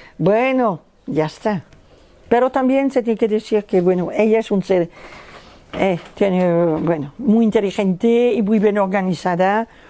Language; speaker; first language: Spanish; non-native, fluent; French